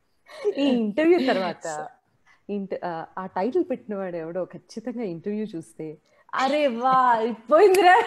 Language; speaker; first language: Telugu; native; Telugu